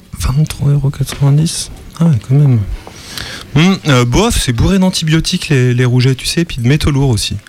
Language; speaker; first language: French; native; French